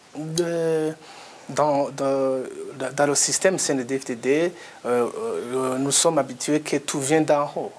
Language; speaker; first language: French; non-native, local second language; Rundi